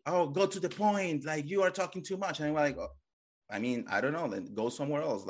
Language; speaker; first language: English; non-native, fluent; Spanish